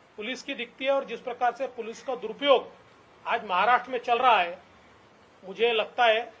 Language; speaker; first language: Hindi; non-native, local second language; Marathi